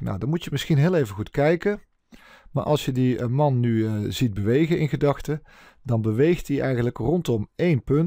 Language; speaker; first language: Dutch; native; Dutch